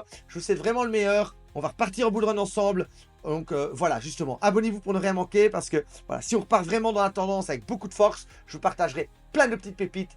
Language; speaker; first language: French; native; French